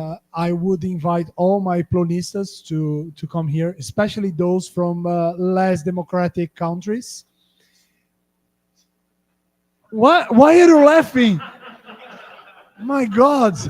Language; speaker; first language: English; non-native, fluent; Portuguese